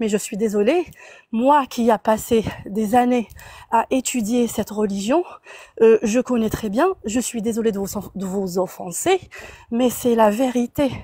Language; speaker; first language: French; non-native, local second language; Arabic